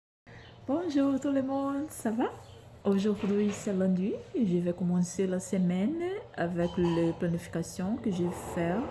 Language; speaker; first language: French; non-native, learner; Portuguese